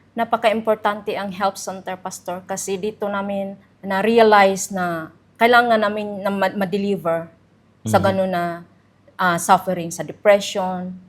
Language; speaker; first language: Filipino; native; Filipino